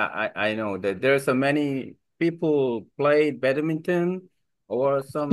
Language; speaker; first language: English; non-native, learner; Korean